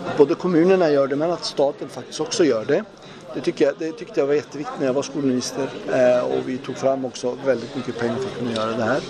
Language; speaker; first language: Swedish; early bilingual, other home language; Turoyo